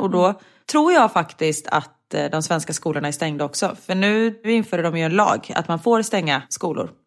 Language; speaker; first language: Swedish; native; Swedish